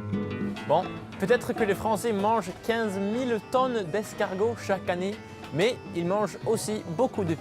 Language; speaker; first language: French; non-native, local second language; German